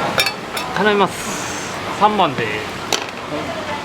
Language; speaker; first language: Japanese; native; Japanese